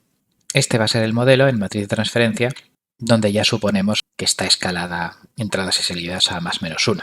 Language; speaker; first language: Spanish; native; Spanish